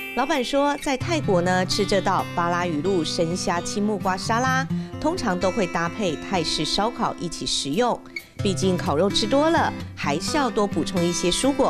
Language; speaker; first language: Chinese; native; Chinese